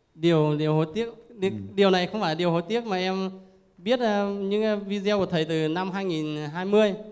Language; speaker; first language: Vietnamese; non-native, local second language; Iu Mien